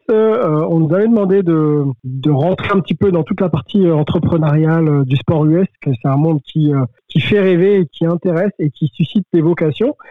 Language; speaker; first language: French; native; French